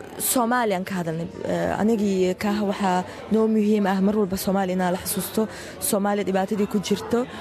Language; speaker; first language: Somali; early bilingual, heritage; Somali